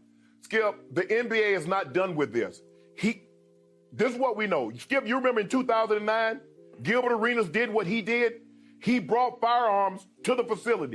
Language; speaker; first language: English; native; English